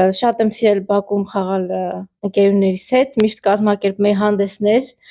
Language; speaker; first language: Armenian; native; Armenian